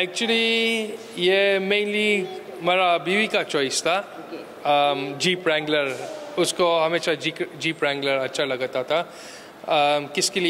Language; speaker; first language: Hindi; early bilingual, heritage; Hindi